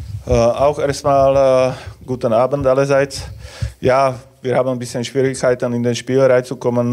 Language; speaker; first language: German; non-native, fluent; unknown